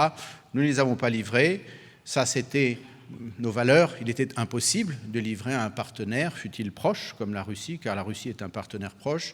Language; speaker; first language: French; native; French